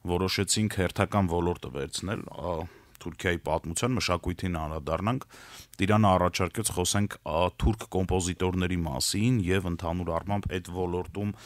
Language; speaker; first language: Armenian; native; Armenian